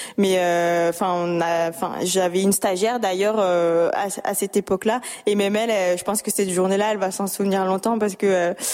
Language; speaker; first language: French; native; French